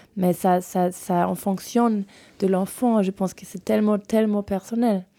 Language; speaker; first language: French; non-native, fluent; German